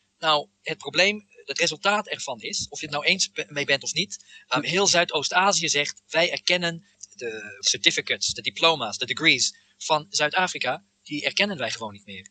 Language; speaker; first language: Dutch; non-native, fluent; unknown